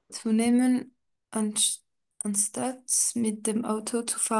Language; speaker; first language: German; non-native, learner; French